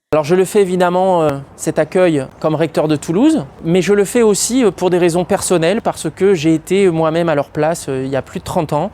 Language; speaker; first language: French; native; French